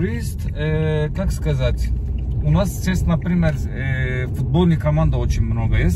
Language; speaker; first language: Russian; non-native, fluent; Turkish